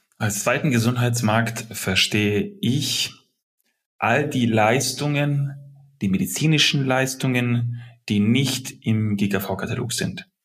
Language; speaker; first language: German; early bilingual, other home language; Serbian